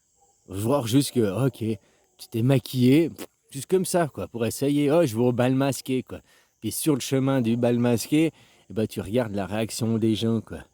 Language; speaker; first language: French; native; French